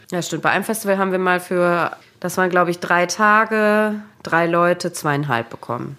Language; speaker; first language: German; native; German